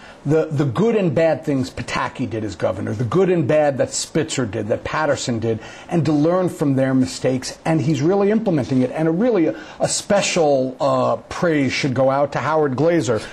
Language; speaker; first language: English; native; English